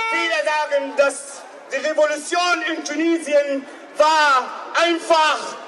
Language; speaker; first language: German; non-native, learner; Arabic